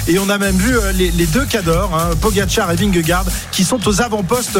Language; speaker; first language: French; native; French